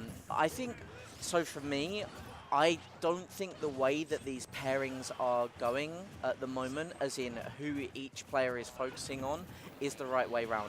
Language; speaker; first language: English; native; English